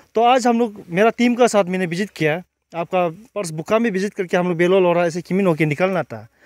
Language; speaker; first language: Hindi; non-native, local second language; Nyishi